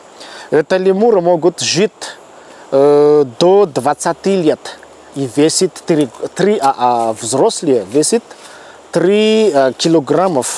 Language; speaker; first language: Russian; non-native, learner; Malagasy